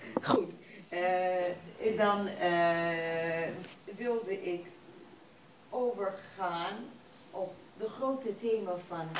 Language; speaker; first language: Dutch; non-native, fluent; English